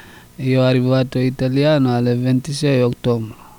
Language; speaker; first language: Italian; non-native, learner; Susu